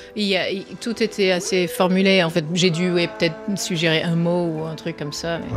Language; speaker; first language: French; non-native, fluent; English